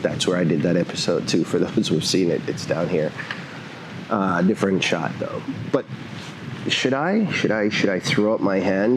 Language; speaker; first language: English; native; English